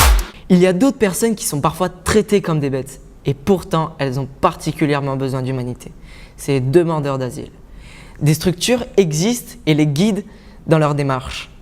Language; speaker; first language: French; native; French